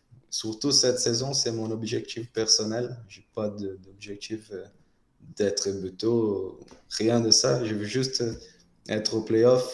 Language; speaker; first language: French; non-native, fluent; Portuguese